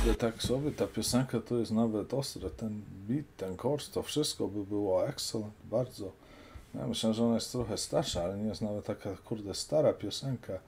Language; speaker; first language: Polish; early bilingual, heritage; Polish